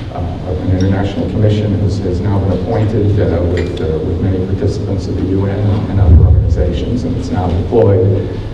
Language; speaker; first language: English; native; English